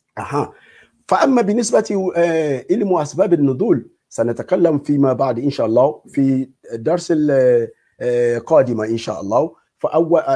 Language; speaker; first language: Arabic; non-native, fluent; Yoruba